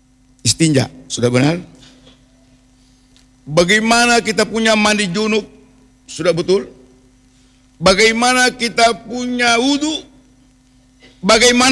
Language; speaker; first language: Indonesian; non-native, local second language; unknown